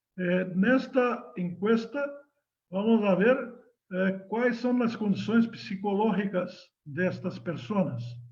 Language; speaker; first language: Spanish; non-native, learner; Portuguese